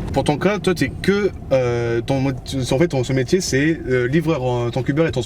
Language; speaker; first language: French; native; French